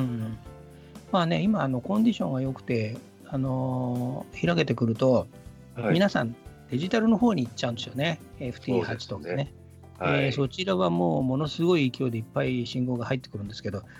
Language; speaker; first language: Japanese; native; Japanese